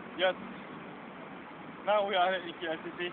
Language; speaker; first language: English; non-native, learner; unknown